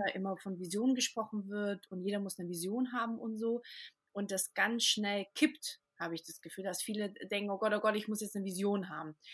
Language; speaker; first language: German; early bilingual, other home language; Portuguese